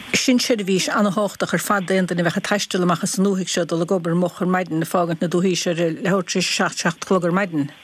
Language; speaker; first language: Irish; native; Irish